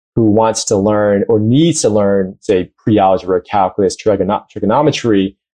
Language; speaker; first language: English; native; English